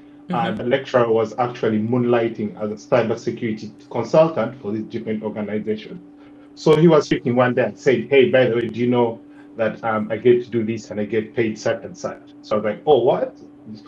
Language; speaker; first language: English; non-native, local second language; Ganda